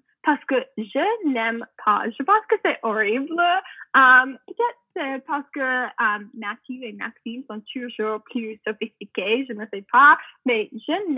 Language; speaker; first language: French; non-native, learner; English